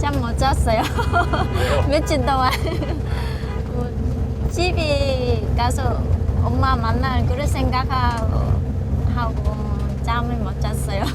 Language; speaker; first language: Korean; non-native, learner; Vietnamese